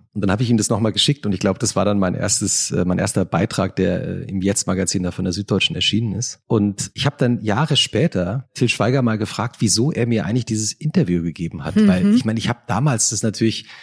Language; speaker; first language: German; native; German